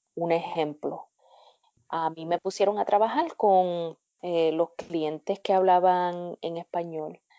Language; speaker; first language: Spanish; native; Spanish